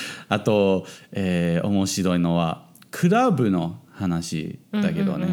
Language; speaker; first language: Japanese; non-native, fluent; English